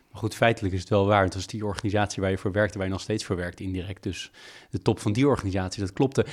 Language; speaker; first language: Dutch; native; Dutch